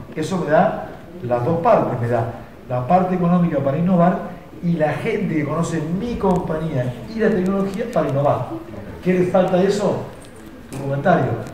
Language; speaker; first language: Spanish; native; Spanish